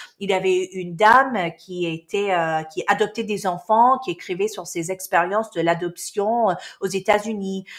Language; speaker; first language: French; non-native, local second language; Arabic